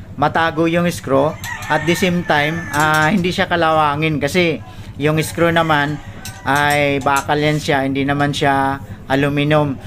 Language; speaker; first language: Filipino; native; Filipino